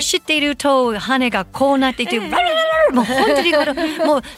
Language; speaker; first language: Japanese; non-native, fluent; English